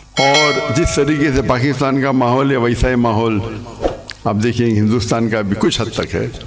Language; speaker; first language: Urdu; non-native, local second language; English